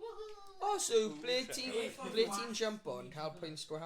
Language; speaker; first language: Welsh; native; Welsh